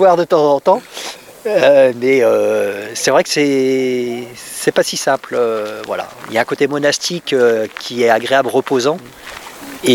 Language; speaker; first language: French; native; French